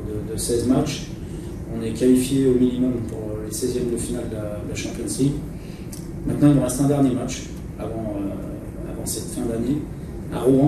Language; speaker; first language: French; native; French